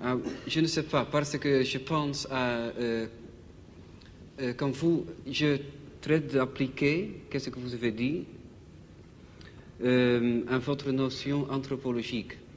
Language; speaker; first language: French; non-native, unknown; Dutch